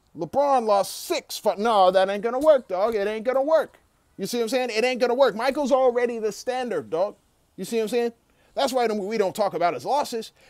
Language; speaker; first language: English; native; English